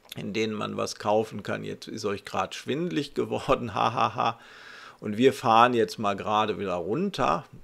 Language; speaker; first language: German; native; German